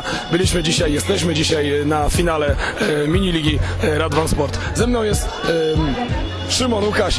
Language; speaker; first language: Polish; native; Polish